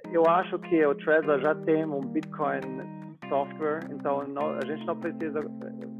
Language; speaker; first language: Portuguese; non-native, fluent; German